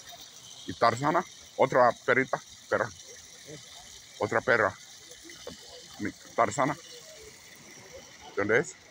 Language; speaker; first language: Spanish; non-native, learner; Finnish